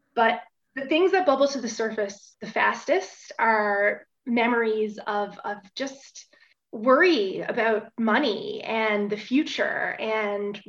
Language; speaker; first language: English; native; English